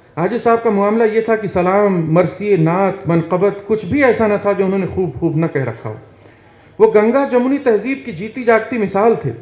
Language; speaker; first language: Hindi; native; Hindi